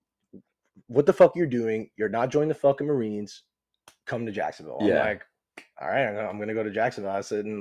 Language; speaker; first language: English; native; English